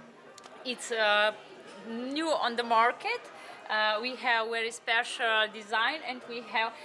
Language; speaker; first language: English; non-native, learner; Slovenian